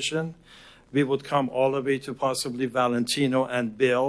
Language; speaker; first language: English; non-native, fluent; Persian